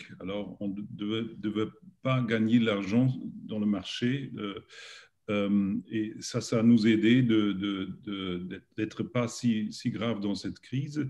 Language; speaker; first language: French; non-native, learner; German